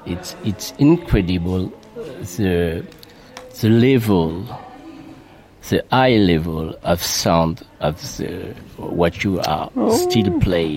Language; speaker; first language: English; non-native, learner; French